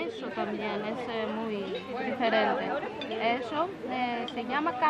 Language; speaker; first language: Spanish; non-native, fluent; Greek